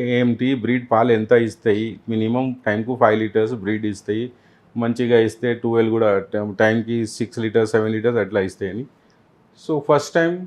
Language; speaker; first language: Telugu; non-native, local second language; Urdu